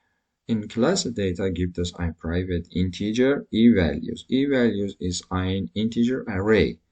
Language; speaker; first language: German; non-native, learner; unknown